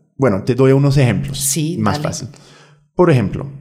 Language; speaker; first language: Spanish; non-native, fluent; English